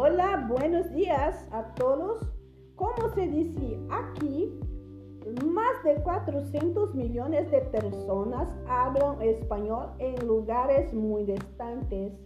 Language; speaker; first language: Spanish; non-native, learner; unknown